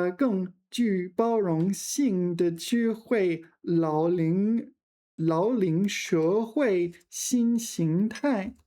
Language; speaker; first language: Chinese; non-native, fluent; English